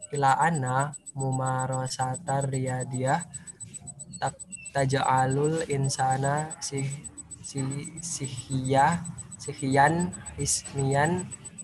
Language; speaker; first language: Arabic; non-native, learner; Indonesian